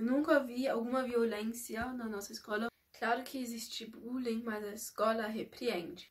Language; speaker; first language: Portuguese; early bilingual, heritage; Portuguese